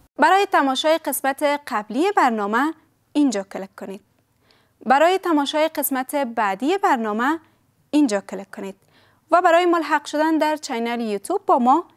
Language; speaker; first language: Persian; native; Persian